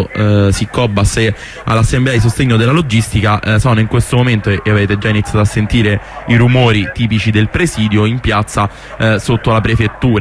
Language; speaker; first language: Italian; native; Italian